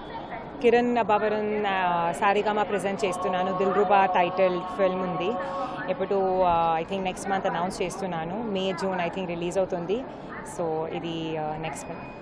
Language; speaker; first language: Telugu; non-native, learner; Hindi